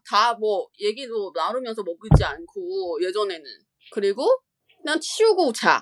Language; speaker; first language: Korean; non-native, fluent; Chinese